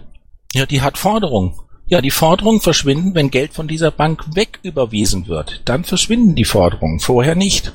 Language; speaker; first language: German; native; German